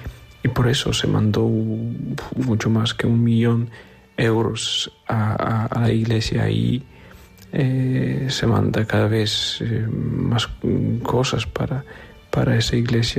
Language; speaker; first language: Spanish; non-native, fluent; Polish